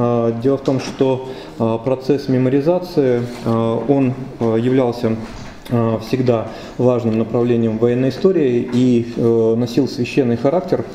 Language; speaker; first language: Russian; native; Russian